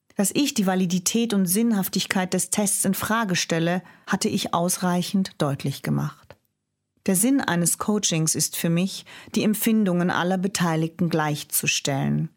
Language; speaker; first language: German; native; German